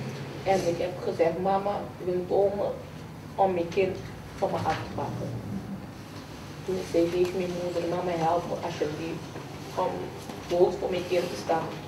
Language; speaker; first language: Dutch; non-native, fluent; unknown